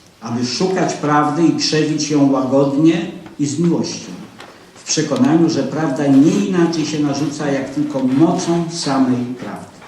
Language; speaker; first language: Polish; native; Polish